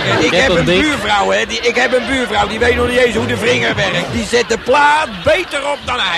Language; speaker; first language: Dutch; native; Dutch